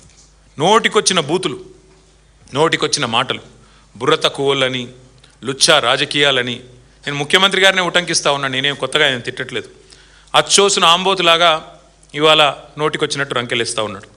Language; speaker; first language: Telugu; native; Telugu